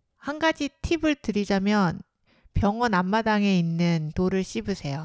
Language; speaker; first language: Korean; native; Korean